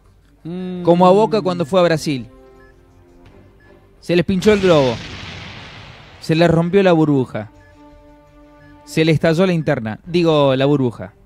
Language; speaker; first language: Spanish; native; Spanish